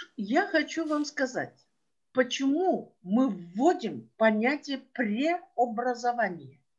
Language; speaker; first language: Russian; non-native, local second language; Kyrgyz